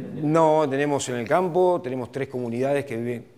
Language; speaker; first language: Spanish; native; Spanish